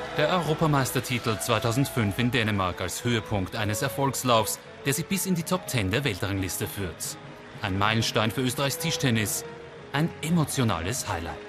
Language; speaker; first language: German; native; German